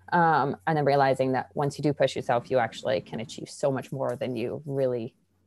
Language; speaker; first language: English; native; English